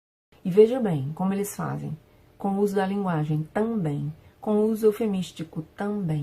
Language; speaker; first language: Portuguese; non-native, fluent; Spanish